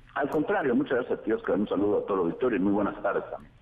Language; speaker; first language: Spanish; native; Spanish